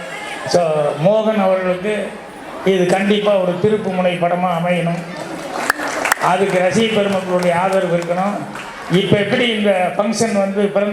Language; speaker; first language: Tamil; native; Tamil